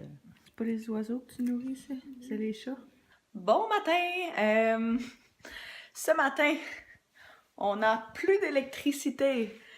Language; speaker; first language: French; native; French